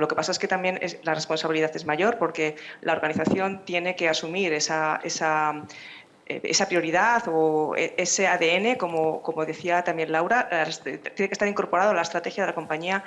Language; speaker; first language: Spanish; native; Spanish